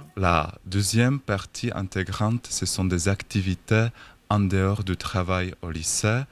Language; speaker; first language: French; non-native, fluent; Czech